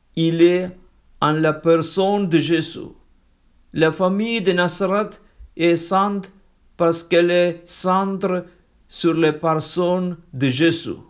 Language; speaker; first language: French; non-native, fluent; Malayalam